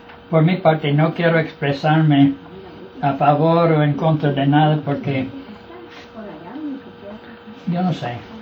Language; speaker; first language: Spanish; non-native, fluent; English